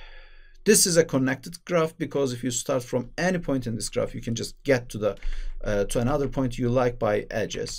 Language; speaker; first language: English; non-native, fluent; Turkish